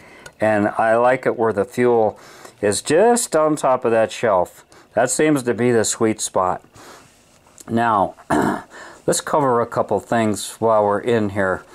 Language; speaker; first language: English; native; English